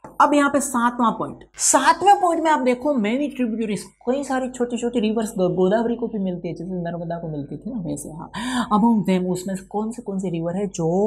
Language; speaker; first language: Hindi; non-native, local second language; Gujarati